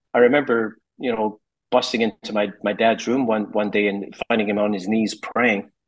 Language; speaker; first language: English; native; English